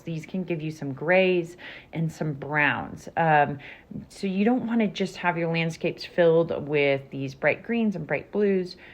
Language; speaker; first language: English; native; English